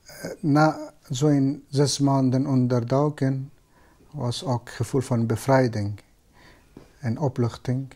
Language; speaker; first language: Dutch; non-native, fluent; Persian